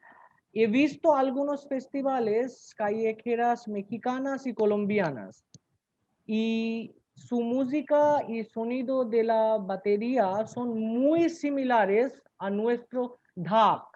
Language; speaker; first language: Spanish; non-native, learner; Bangla